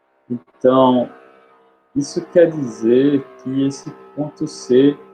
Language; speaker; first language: Portuguese; native; Portuguese